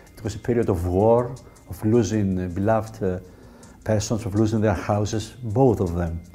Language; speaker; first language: English; non-native, fluent; Turkish